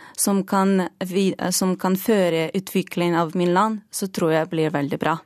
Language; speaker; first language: Norwegian; non-native, fluent; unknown